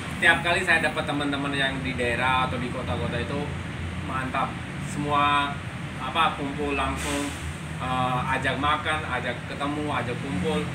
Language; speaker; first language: Indonesian; non-native, fluent; Urdu